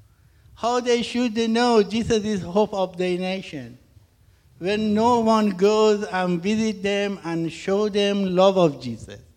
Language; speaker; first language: English; non-native, learner; Persian